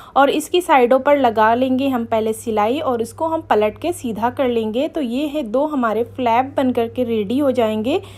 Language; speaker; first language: Hindi; native; Hindi